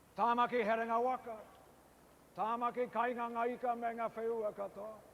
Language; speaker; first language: Māori; native; Māori